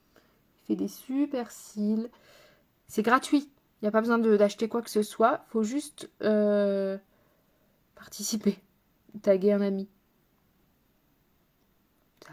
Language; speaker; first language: French; native; French